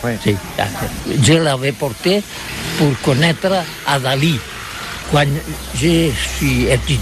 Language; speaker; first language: French; non-native, learner; Catalan